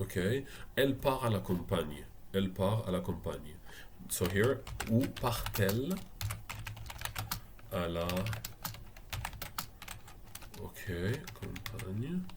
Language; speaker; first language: French; non-native, fluent; Arabic